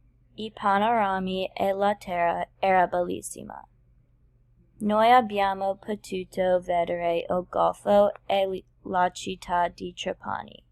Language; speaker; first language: Italian; non-native, learner; English